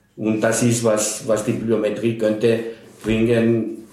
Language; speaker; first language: German; non-native, fluent; Spanish